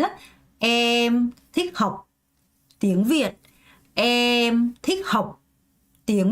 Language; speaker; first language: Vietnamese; non-native, fluent; Korean